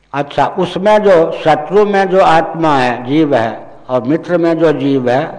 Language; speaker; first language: Hindi; non-native, local second language; Maithili